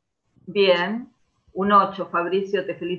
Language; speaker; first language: Spanish; native; Spanish